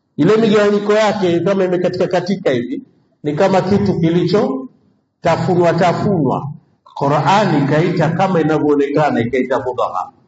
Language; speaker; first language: Swahili; native; Swahili